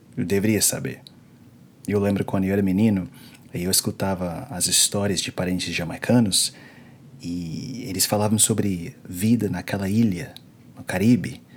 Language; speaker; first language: Portuguese; non-native, fluent; English